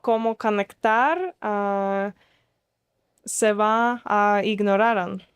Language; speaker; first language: Spanish; non-native, learner; Russian